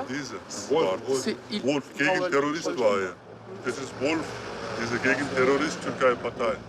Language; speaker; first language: German; non-native, learner; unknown